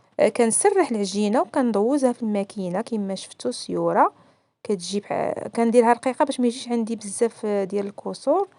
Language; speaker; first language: Arabic; native; Arabic